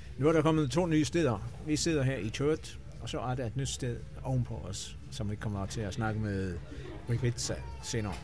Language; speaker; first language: Danish; non-native, local second language; Faroese